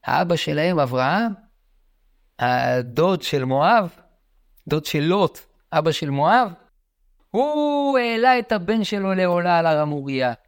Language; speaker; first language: Hebrew; native; Hebrew